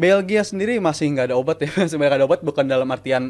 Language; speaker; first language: Indonesian; native; Indonesian